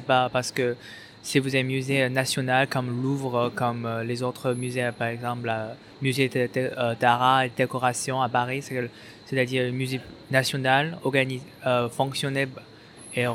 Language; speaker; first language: French; non-native, fluent; Chinese